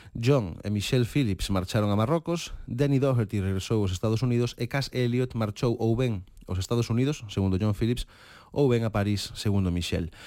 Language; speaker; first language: Galician; native; Galician